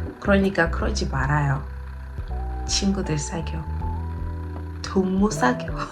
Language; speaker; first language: Korean; non-native, learner; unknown